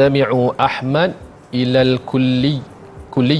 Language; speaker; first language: Arabic; non-native, fluent; Malay